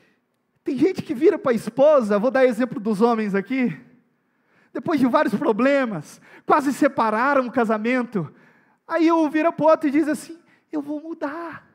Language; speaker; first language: Portuguese; native; Portuguese